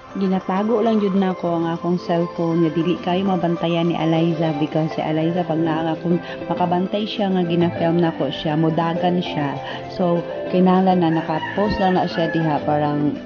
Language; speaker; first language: Cebuano; native; Cebuano